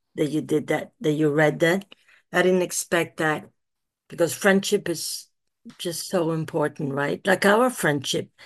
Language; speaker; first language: English; early bilingual, other home language; Italian